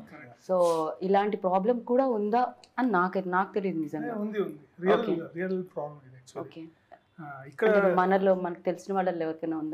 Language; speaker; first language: Telugu; native; Telugu